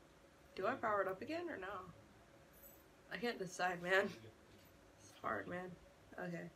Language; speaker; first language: English; native; English